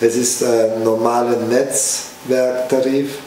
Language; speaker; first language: German; non-native, fluent; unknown